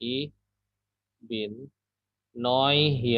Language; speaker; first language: German; non-native, fluent; Indonesian